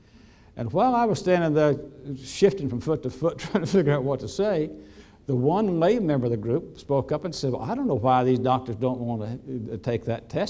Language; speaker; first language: English; native; English